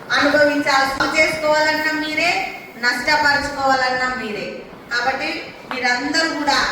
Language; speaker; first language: Telugu; native; Telugu